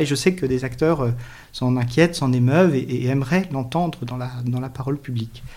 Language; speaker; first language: French; native; French